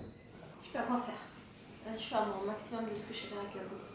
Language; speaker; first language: French; native; French